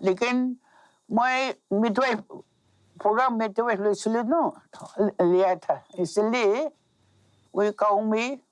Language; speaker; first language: Hindi; non-native, local second language; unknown